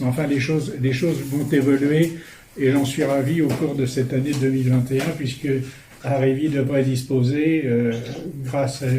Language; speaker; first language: French; native; French